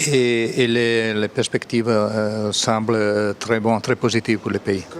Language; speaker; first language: French; non-native, fluent; Italian